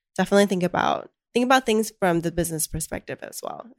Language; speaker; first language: English; early bilingual, other home language; Chinese